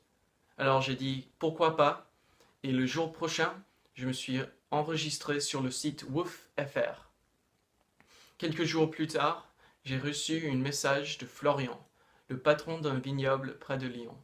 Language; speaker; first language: French; non-native, fluent; English